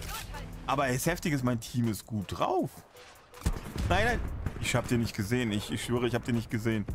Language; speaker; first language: German; native; German